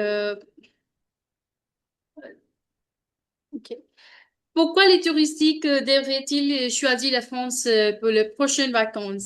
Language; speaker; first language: French; non-native, learner; Hindi